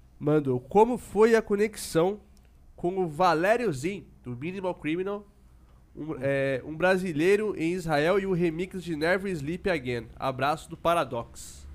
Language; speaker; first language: Portuguese; native; Portuguese